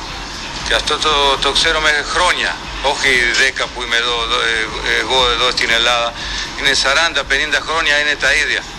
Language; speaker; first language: Greek; non-native, fluent; Spanish